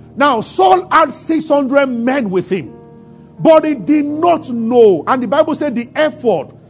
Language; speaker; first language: English; non-native, local second language; Yoruba